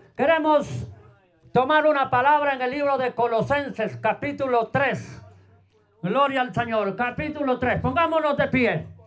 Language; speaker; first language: Spanish; native; Spanish